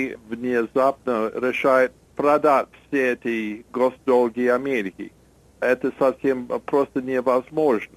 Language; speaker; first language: Russian; non-native, fluent; English